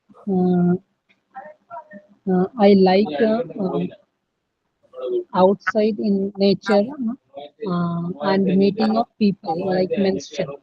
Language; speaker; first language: English; non-native, local second language; Hindi